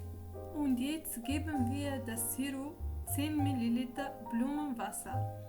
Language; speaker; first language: German; non-native, learner; Arabic